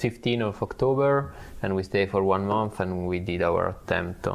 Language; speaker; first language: English; non-native, fluent; Italian